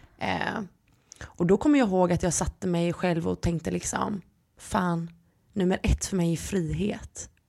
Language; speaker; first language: Swedish; early bilingual, other home language; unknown